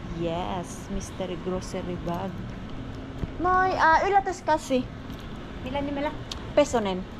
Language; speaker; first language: Filipino; native; Filipino